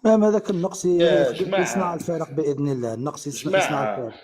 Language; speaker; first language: Arabic; native; Arabic